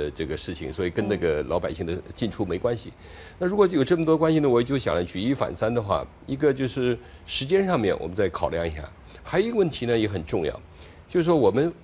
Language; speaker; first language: Chinese; native; Chinese